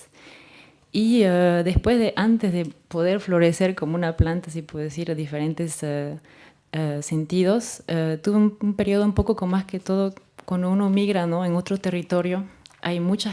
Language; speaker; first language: Spanish; native; Spanish